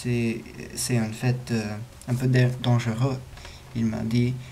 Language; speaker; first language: French; non-native, learner; English